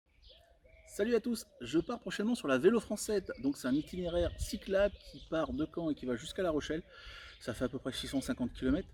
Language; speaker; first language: French; native; French